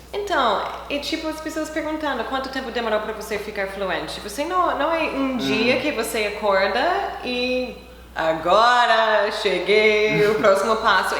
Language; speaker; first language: Portuguese; non-native, fluent; English